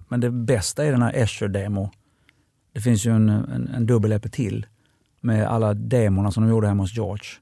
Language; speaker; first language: Swedish; native; Swedish